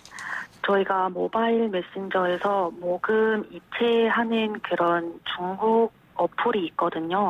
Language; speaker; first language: Korean; non-native, fluent; Chinese